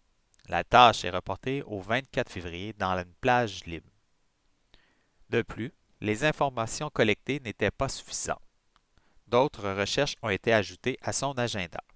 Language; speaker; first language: French; native; French